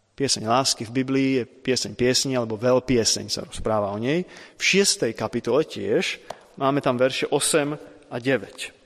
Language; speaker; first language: Slovak; native; Slovak